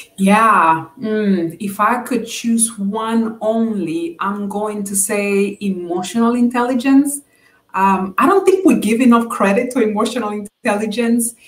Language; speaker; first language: English; non-native, fluent; Spanish